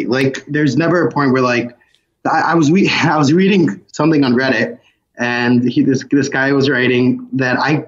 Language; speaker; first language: English; native; English